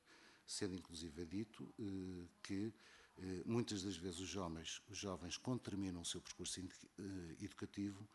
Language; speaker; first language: Portuguese; native; Portuguese